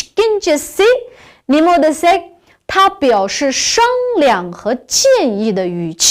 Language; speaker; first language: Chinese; non-native, local second language; Uyghur